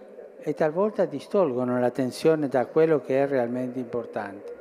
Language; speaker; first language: Italian; early bilingual, heritage; Spanish